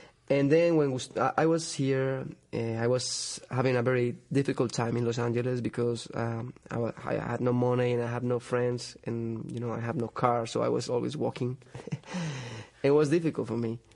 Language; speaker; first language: English; non-native, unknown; Spanish